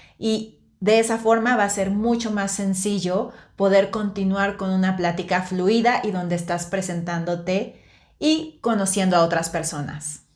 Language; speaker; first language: Spanish; native; Spanish